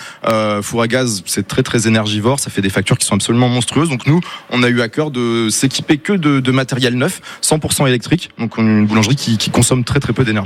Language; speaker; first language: French; native; French